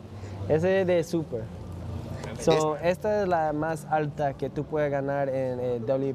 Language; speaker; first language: Spanish; early bilingual, heritage; English